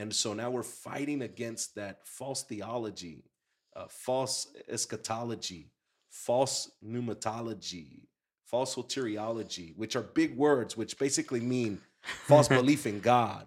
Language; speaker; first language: English; early bilingual, other home language; Spanish